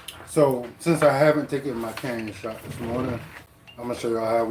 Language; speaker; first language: English; native; English